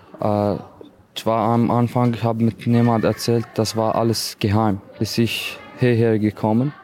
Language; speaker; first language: German; non-native, learner; Arabic